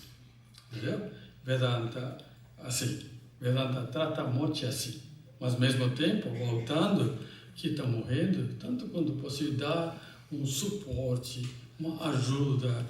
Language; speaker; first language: Portuguese; non-native, fluent; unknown